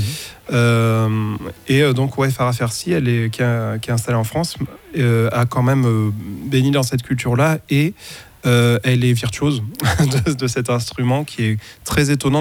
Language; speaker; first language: French; native; French